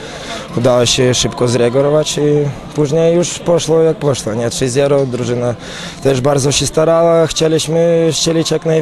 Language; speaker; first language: Polish; non-native, fluent; Romanian